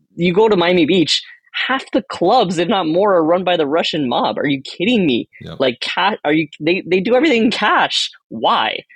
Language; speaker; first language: English; early bilingual, other home language; Spanish